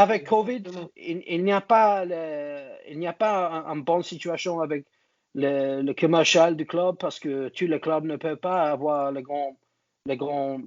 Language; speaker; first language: French; non-native, learner; English